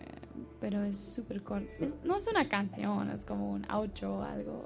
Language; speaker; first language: Spanish; non-native, learner; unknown